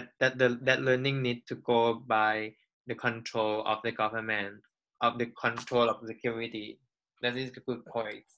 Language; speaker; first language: English; non-native, fluent; Thai